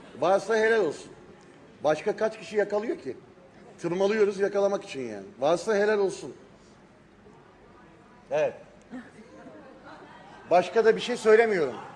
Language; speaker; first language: Turkish; native; Turkish